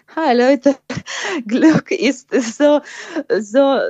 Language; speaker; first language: German; non-native, fluent; Ukrainian